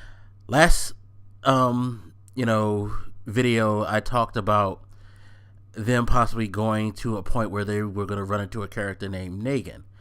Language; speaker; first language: English; native; English